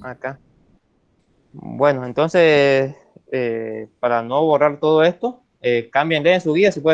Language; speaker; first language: Spanish; native; Spanish